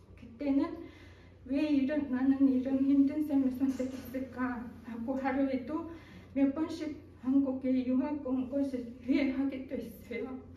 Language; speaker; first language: Korean; non-native, fluent; Mongolian